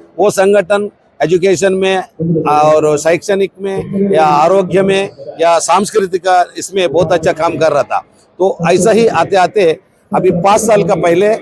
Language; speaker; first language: Hindi; non-native, local second language; Tulu